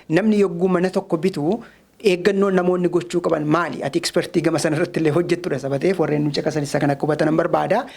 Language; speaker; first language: Oromo; native; Oromo